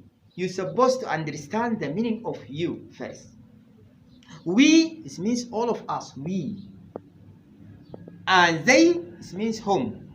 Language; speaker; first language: English; non-native, fluent; Arabic